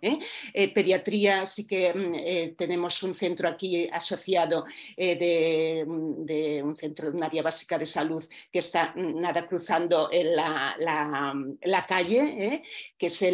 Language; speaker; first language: Spanish; native; Spanish